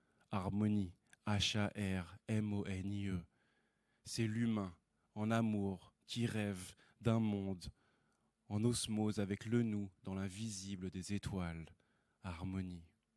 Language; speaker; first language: French; native; French